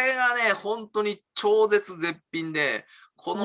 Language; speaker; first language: Japanese; native; Japanese